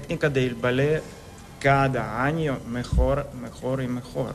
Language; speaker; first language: Spanish; non-native, learner; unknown